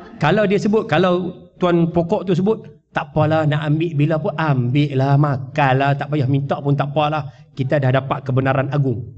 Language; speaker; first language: Malay; native; Malay